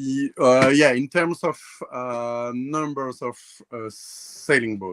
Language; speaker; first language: English; non-native, learner; French